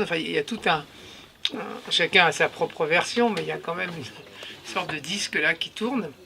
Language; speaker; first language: French; native; French